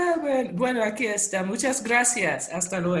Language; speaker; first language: Spanish; non-native, learner; English